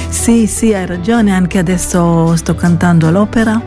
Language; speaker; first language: Italian; non-native, fluent; Hebrew